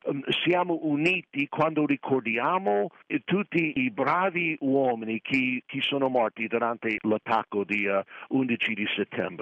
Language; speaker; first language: Italian; non-native, fluent; English